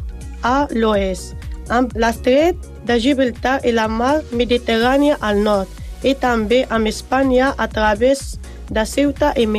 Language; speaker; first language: Catalan; non-native, learner; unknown